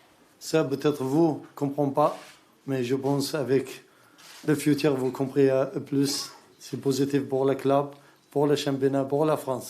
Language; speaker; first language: French; non-native, learner; Arabic